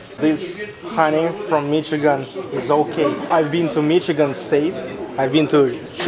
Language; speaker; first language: English; non-native, fluent; Russian